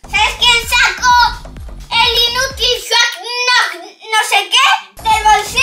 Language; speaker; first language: Spanish; native; Spanish